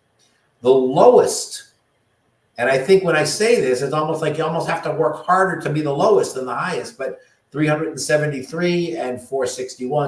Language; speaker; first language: English; native; English